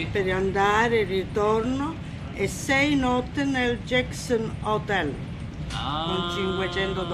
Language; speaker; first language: Italian; native; Italian